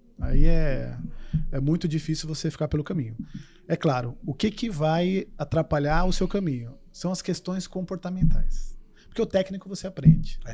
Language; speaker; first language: Portuguese; native; Portuguese